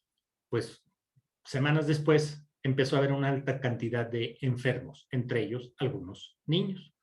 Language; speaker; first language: Spanish; native; Spanish